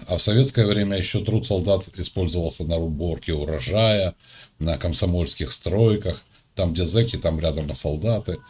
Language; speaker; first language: Russian; native; Russian